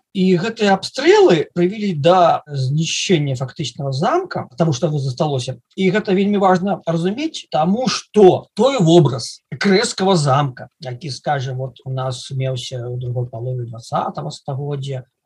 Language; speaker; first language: Belarusian; non-native, local second language; Russian